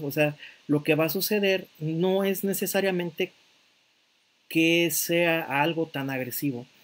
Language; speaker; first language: Spanish; native; Spanish